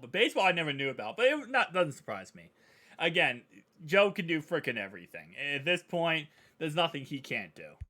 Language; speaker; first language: English; native; English